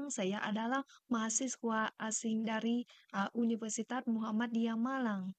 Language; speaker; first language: Indonesian; non-native, learner; Vietnamese